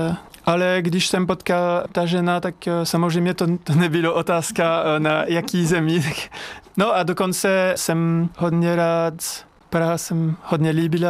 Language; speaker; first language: Czech; non-native, fluent; French